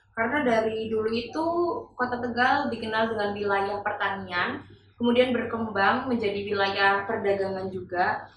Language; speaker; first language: Indonesian; non-native, local second language; Javanese